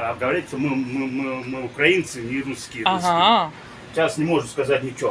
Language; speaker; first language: Russian; early bilingual, heritage; Russian